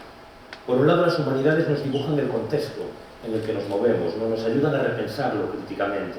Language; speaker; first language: Spanish; native; Spanish